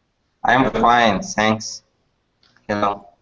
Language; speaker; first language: English; non-native, learner; Arabic